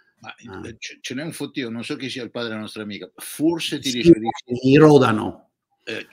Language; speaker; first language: Italian; native; Italian